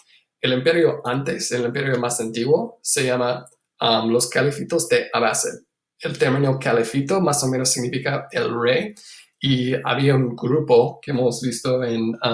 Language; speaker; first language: Spanish; non-native, fluent; English